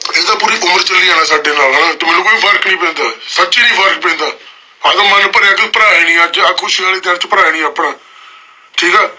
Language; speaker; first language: Punjabi; early bilingual, heritage; Punjabi